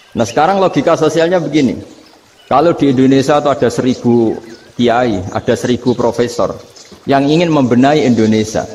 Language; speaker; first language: Indonesian; non-native, local second language; Javanese